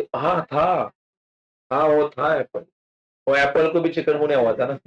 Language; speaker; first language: Hindi; non-native, local second language; Marathi